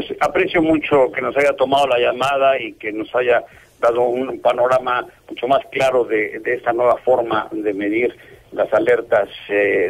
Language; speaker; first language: Spanish; native; Spanish